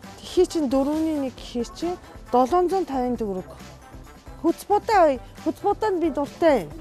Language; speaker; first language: Mongolian; non-native, fluent; Japanese